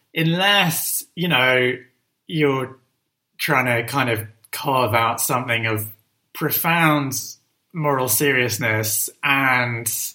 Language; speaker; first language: English; native; English